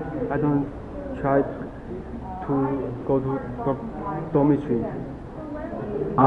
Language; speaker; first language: English; non-native, learner; Chinese